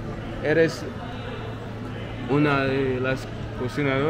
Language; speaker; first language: Spanish; non-native, learner; English